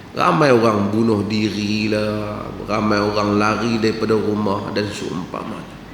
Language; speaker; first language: Malay; native; Malay